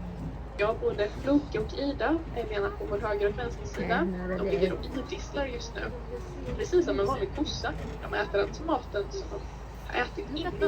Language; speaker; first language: Swedish; native; Swedish